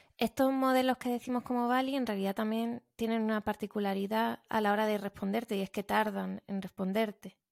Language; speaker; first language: Spanish; native; Spanish